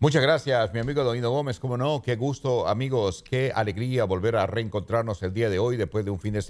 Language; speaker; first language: Spanish; native; Spanish